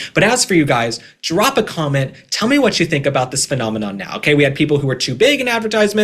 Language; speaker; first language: English; native; English